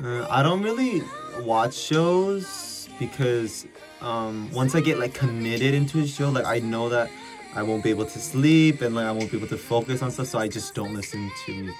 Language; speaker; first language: English; early bilingual, other home language; Korean